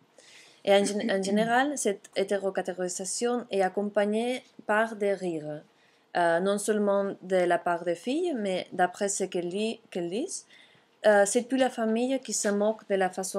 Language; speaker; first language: French; non-native, fluent; Catalan